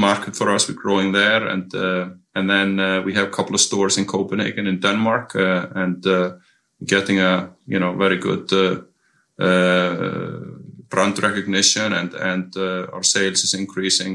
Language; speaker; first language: English; non-native, fluent; Icelandic